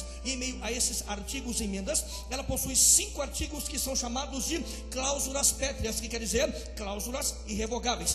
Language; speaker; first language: Portuguese; native; Portuguese